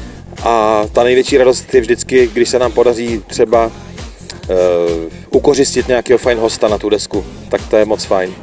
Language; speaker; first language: Czech; native; Czech